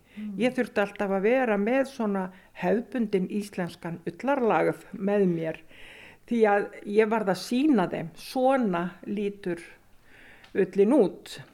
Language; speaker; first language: Icelandic; native; Icelandic